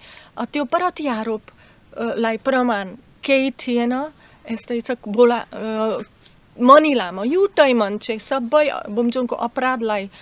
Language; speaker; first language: Nepali; non-native, fluent; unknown